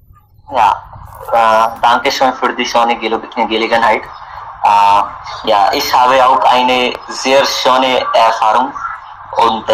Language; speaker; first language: German; non-native, learner; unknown